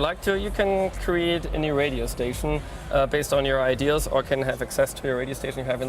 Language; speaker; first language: English; non-native, fluent; German